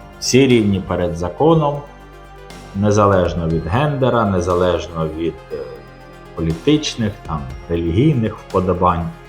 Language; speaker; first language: Ukrainian; non-native, local second language; Russian